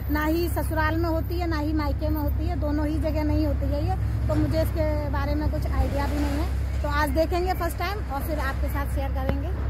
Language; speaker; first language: Hindi; native; Hindi